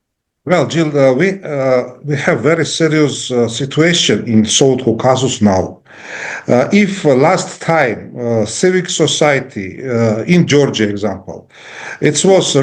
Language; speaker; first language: English; non-native, learner; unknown